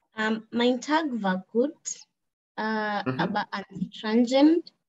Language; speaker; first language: German; non-native, learner; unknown